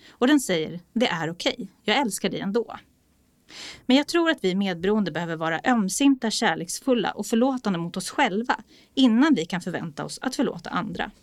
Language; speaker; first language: Swedish; native; Swedish